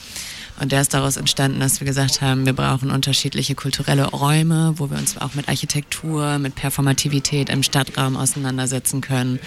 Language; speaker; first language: German; native; German